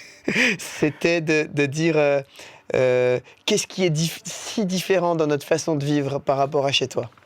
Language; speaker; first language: French; native; French